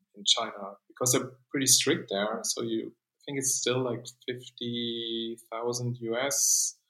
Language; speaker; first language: English; non-native, fluent; German